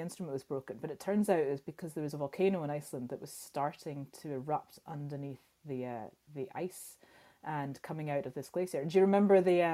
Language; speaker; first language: English; native; English